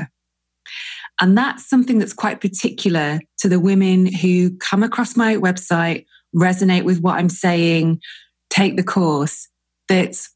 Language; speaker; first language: English; native; English